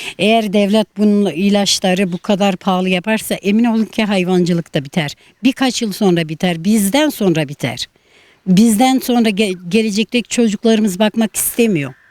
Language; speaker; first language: Turkish; non-native, local second language; Kurdish